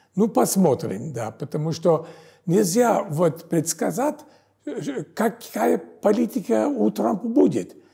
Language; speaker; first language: Russian; non-native, fluent; English